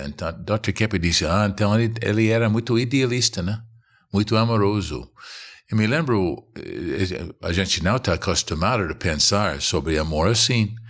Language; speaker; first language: Portuguese; non-native, fluent; English